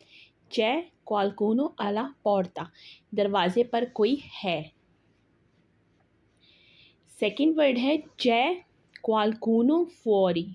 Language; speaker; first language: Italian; non-native, fluent; Urdu